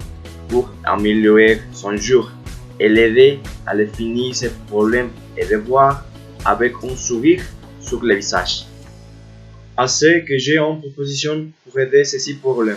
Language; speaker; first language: French; non-native, learner; Spanish